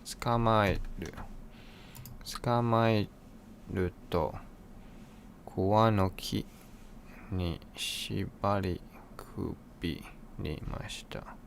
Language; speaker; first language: Japanese; non-native, learner; English